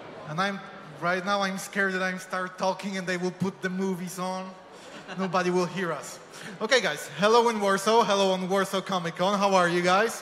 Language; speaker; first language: English; non-native, fluent; Polish